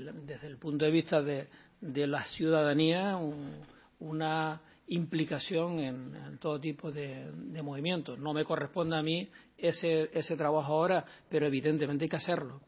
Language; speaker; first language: Spanish; native; Spanish